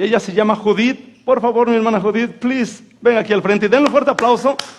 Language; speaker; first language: Spanish; native; Spanish